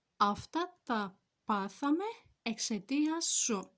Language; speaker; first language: Greek; non-native, fluent; Turkish